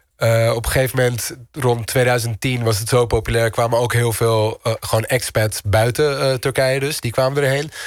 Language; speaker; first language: Dutch; early bilingual, other home language; Turkish